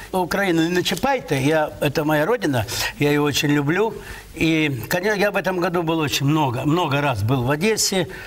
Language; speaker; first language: Russian; native; Russian